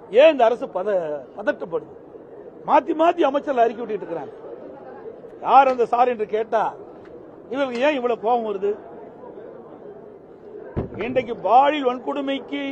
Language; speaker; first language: Tamil; native; Tamil